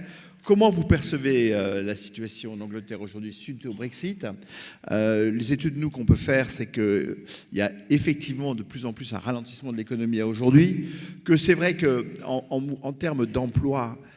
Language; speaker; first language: French; native; French